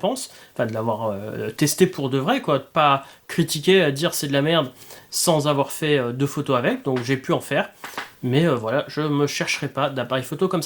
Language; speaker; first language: French; native; French